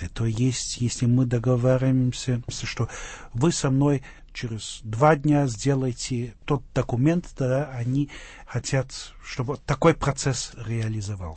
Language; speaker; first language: Russian; non-native, fluent; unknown